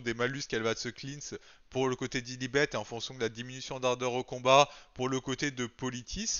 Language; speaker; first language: French; native; French